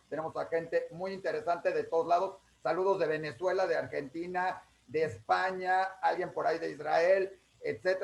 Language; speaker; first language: Spanish; native; Spanish